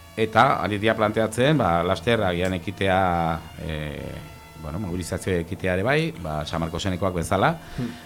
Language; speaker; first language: Basque; non-native, local second language; Spanish